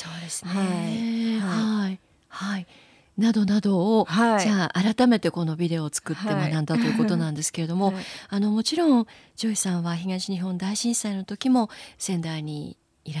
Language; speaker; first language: Japanese; native; Japanese